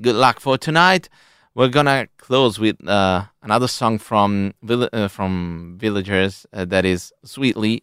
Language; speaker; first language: English; non-native, fluent; Italian